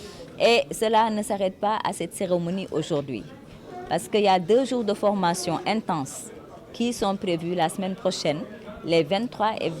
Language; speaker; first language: French; non-native, local second language; Wolof